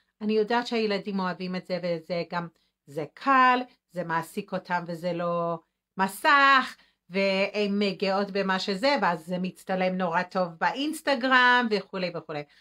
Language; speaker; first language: Hebrew; native; Hebrew